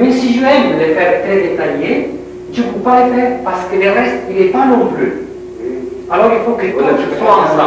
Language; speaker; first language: French; non-native, learner; Spanish